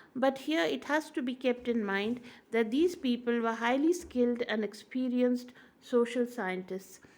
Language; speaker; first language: English; non-native, local second language; Hindi